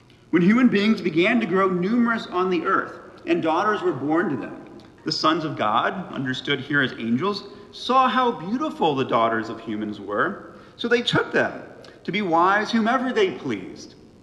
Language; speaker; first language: English; native; English